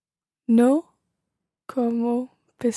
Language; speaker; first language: Spanish; non-native, learner; English